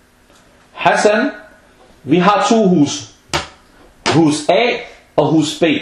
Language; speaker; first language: Danish; non-native, fluent; Arabic